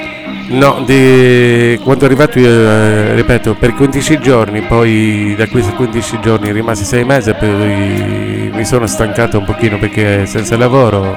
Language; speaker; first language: Italian; non-native, learner; Arabic